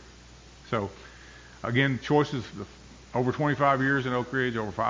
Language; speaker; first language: English; native; English